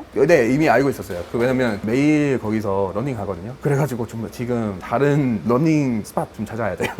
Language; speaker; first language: Korean; non-native, fluent; English